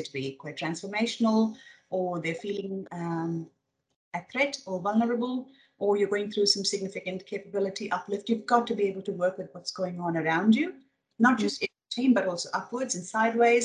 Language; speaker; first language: English; non-native, local second language; Hindi